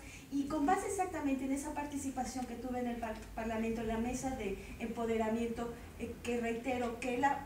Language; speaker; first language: Spanish; native; Spanish